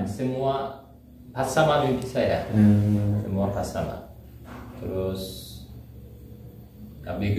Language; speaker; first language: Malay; non-native, learner; Turkish